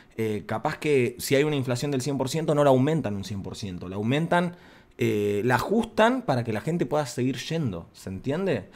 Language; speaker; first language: Spanish; native; Spanish